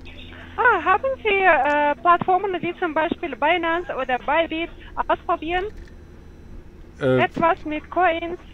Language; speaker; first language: German; non-native, learner; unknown